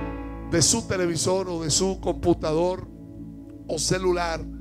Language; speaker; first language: Spanish; native; Spanish